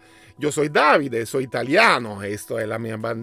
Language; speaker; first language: Spanish; non-native, learner; Italian